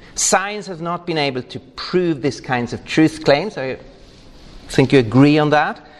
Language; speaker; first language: English; non-native, fluent; Swedish